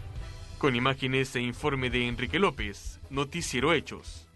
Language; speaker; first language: Spanish; native; Spanish